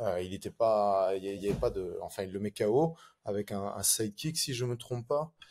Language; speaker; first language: French; native; French